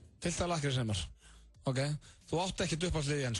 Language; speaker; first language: Icelandic; native; Icelandic